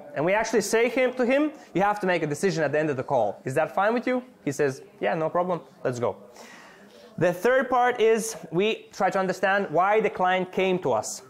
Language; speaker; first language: English; non-native, fluent; Latvian